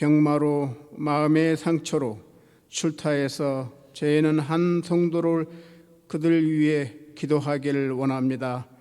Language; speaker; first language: Korean; native; Korean